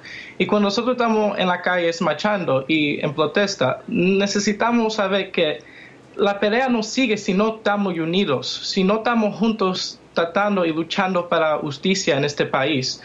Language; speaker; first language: Spanish; early bilingual, heritage; English